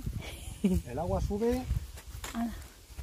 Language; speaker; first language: Spanish; native; Spanish